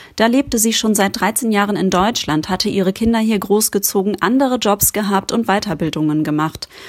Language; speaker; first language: German; native; German